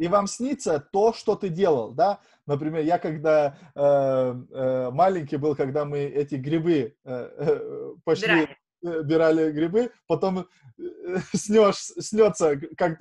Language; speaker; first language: Russian; non-native, fluent; Lithuanian